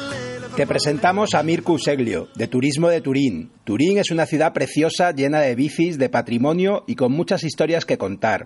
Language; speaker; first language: Spanish; native; Spanish